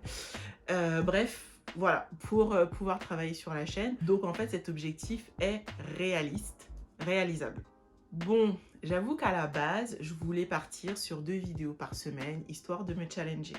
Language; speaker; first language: French; native; French